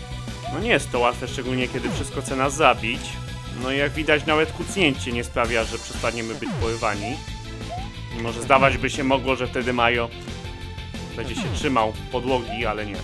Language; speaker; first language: Polish; native; Polish